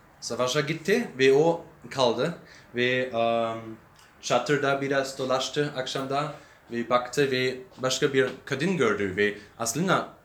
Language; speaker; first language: Turkish; non-native, learner; German